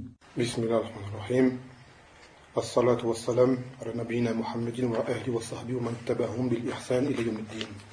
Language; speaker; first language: Arabic; non-native, fluent; French